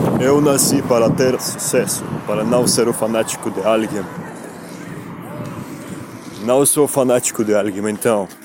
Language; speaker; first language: Portuguese; non-native, learner; Spanish